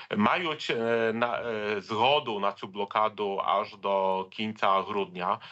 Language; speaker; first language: Polish; native; Polish